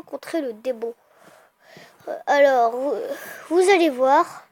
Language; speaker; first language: French; native; French